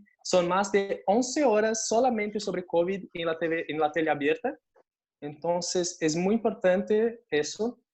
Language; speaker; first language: Spanish; non-native, fluent; Portuguese